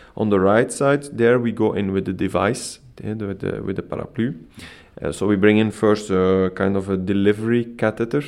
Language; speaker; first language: English; non-native, fluent; Dutch